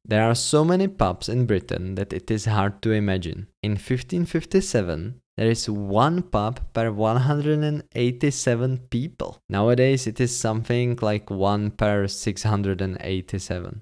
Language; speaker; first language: English; non-native, fluent; Czech